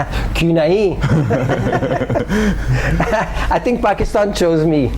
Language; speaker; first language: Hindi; non-native, learner; English